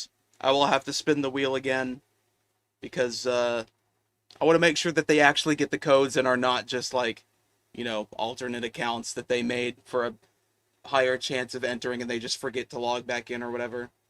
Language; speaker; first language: English; native; English